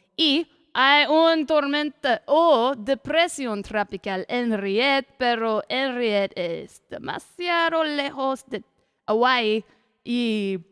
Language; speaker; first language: Spanish; non-native, learner; English